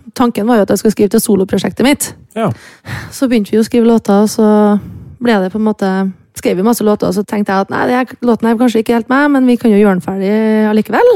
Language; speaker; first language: Norwegian; native; Norwegian